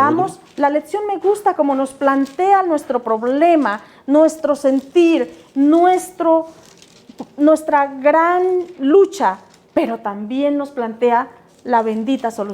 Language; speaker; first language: Spanish; native; Spanish